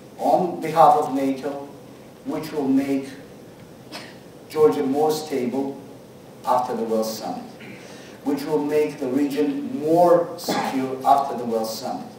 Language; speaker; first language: English; non-native, fluent; Georgian